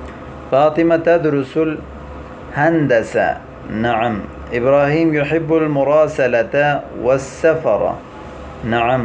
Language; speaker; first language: Arabic; non-native, fluent; Urdu